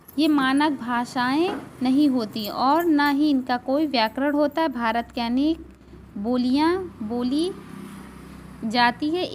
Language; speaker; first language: Hindi; native; Hindi